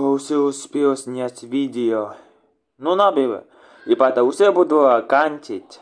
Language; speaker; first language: Russian; non-native, local second language; Latvian